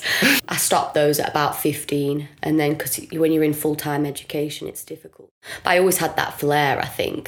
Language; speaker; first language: English; native; English